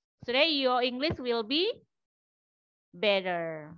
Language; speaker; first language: English; non-native, fluent; Indonesian